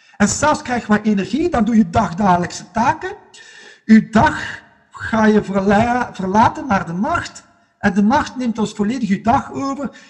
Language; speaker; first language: Dutch; native; Dutch